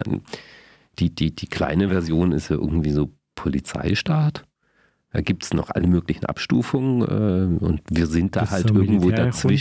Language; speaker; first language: German; native; German